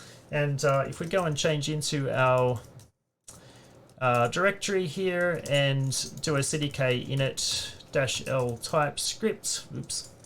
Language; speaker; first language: English; native; English